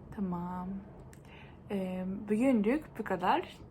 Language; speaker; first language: Turkish; non-native, fluent; Japanese